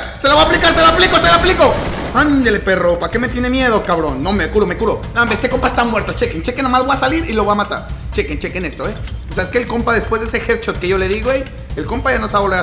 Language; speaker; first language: Spanish; native; Spanish